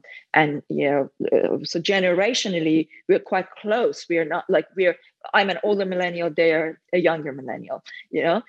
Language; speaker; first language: English; non-native, fluent; Persian